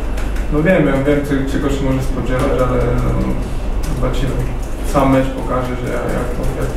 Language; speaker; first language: Polish; non-native, fluent; Slovak